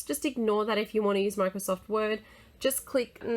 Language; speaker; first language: English; native; English